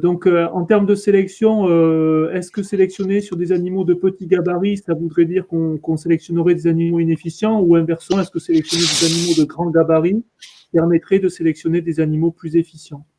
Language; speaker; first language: French; native; French